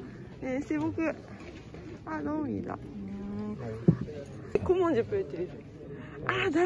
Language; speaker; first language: French; non-native, learner; Japanese